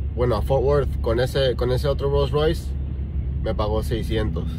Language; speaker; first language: Spanish; early bilingual, heritage; Spanish